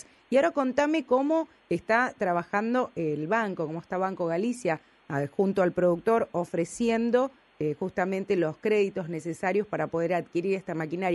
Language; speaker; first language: Spanish; native; Spanish